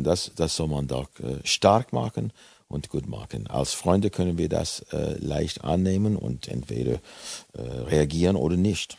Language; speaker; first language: German; non-native, fluent; English